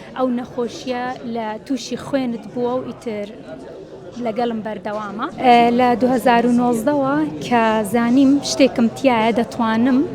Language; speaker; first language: Central Kurdish; non-native, local second language; Kurdish